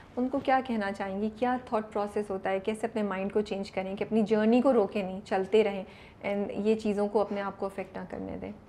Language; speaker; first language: Urdu; native; Urdu